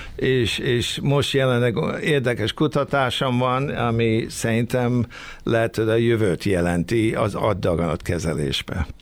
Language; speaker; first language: Hungarian; early bilingual, heritage; Hungarian